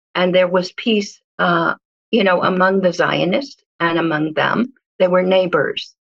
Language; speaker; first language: English; early bilingual, other home language; Hebrew